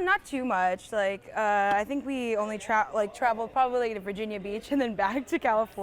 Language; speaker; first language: English; native; English